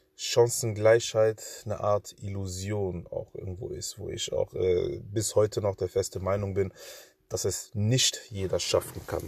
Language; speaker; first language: German; early bilingual, other home language; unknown